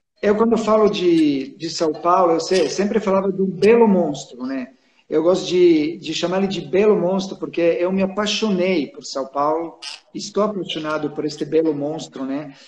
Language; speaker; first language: Portuguese; non-native, fluent; Croatian